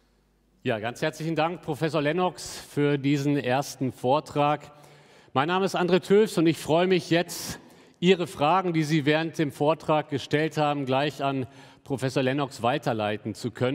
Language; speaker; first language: German; native; German